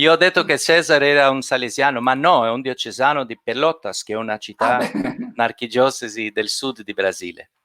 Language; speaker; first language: Italian; non-native, fluent; Portuguese